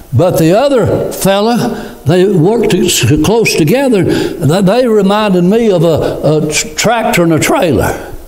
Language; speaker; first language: English; native; English